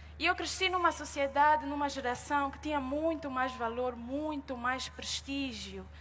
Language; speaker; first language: Portuguese; native; Portuguese